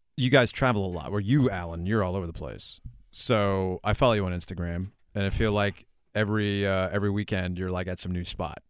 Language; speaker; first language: English; early bilingual, other home language; Spanish